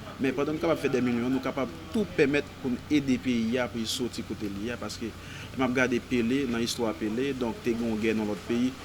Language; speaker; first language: Haitian Creole; native; Haitian Creole